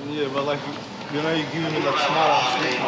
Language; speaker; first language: English; native; English